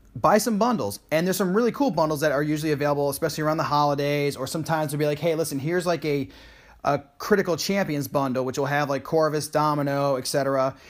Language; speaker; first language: English; native; English